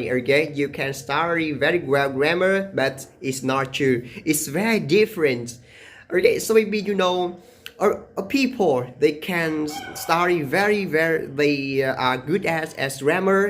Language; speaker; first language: English; non-native, learner; Vietnamese